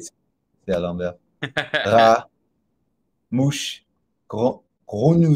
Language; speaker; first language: French; non-native, learner; English